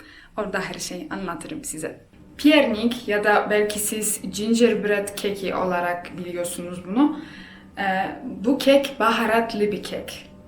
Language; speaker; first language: Turkish; non-native, fluent; Polish